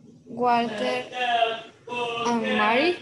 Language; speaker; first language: English; non-native, learner; Spanish